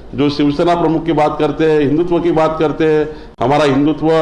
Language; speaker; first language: Hindi; non-native, local second language; Marathi